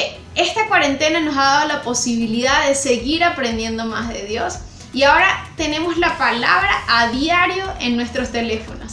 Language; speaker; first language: Spanish; native; Spanish